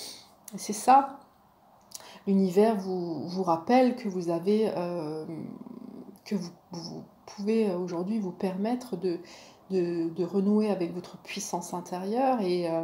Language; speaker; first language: French; native; French